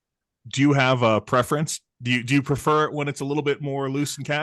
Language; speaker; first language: English; native; English